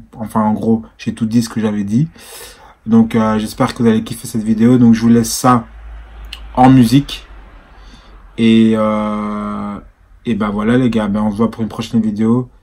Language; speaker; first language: French; native; French